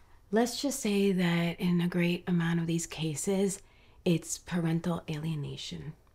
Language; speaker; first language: English; native; English